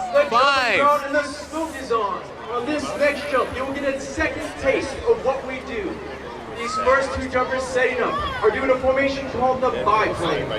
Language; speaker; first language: English; native; English